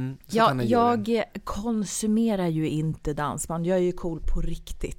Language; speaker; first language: Swedish; native; Swedish